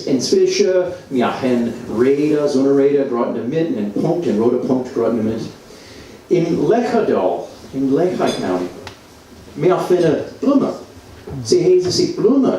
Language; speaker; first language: German; non-native, learner; English